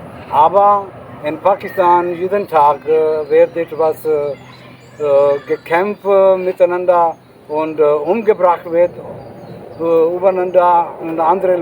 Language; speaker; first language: German; non-native, learner; Urdu